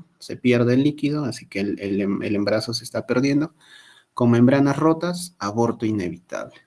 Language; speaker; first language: Spanish; native; Spanish